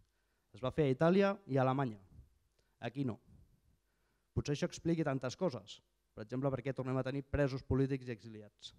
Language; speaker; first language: Catalan; native; Catalan